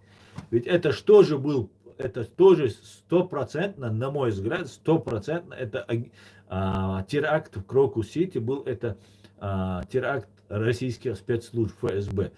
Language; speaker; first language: Russian; non-native, local second language; Chechen